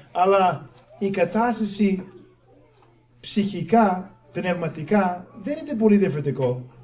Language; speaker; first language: Greek; non-native, fluent; English